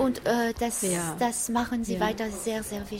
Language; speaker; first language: German; non-native, fluent; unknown